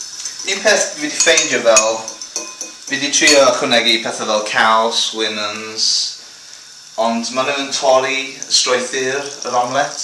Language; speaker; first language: Welsh; non-native, local second language; English